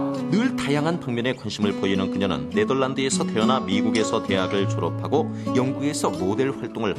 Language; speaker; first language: Korean; native; Korean